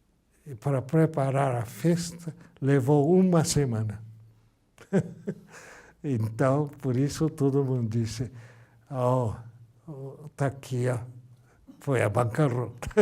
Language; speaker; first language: Portuguese; early bilingual, other home language; Japanese